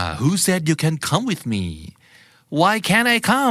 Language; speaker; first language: English; non-native, fluent; Thai